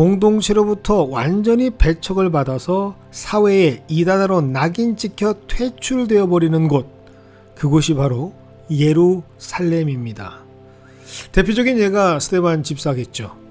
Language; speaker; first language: Korean; native; Korean